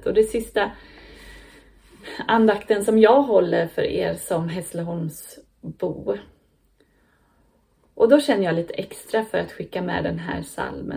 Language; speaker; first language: Swedish; native; Swedish